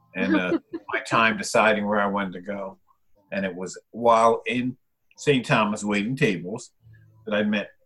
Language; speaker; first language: English; native; English